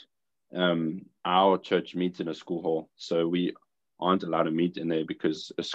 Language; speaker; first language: English; native; English